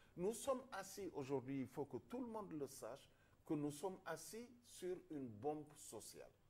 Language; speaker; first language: French; non-native, local second language; Wolof